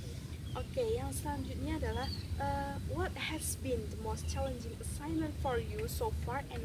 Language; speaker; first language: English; non-native, learner; Indonesian